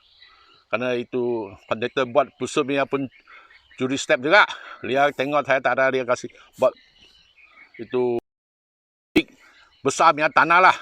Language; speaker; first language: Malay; non-native, local second language; Chinese